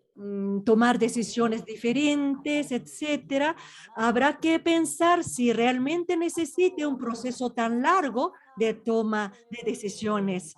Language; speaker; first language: Spanish; non-native, fluent; Japanese